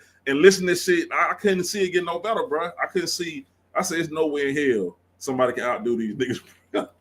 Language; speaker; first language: English; native; English